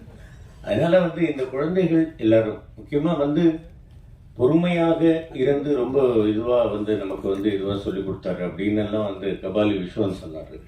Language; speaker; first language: Tamil; native; Tamil